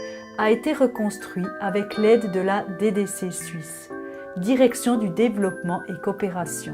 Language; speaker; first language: French; native; French